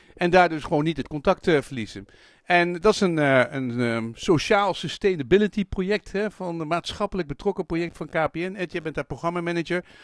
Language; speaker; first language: Dutch; native; Dutch